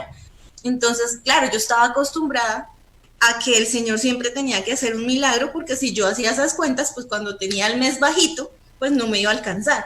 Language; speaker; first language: Spanish; native; Spanish